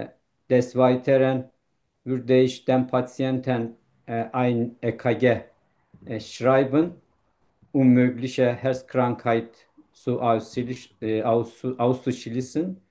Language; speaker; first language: German; non-native, learner; Turkish